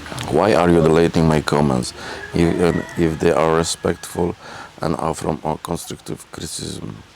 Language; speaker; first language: English; non-native, learner; Polish